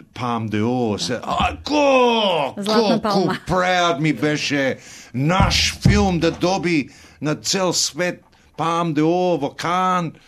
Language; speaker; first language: Macedonian; early bilingual, heritage; Macedonian